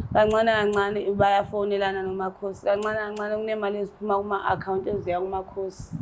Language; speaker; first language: Zulu; non-native, local second language; Xhosa